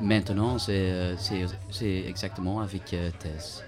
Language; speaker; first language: French; non-native, learner; Dutch